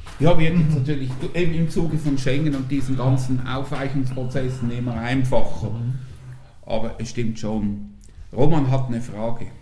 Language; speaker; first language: German; native; German